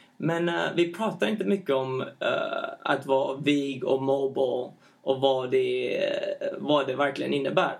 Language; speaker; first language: Swedish; early bilingual, heritage; Swedish